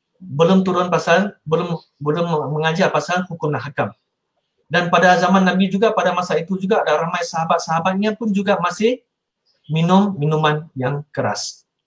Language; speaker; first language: Malay; non-native, local second language; Min Nan Chinese